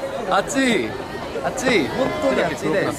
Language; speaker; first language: Japanese; non-native, learner; Korean